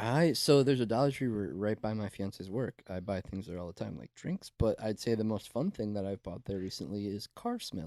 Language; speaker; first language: English; native; English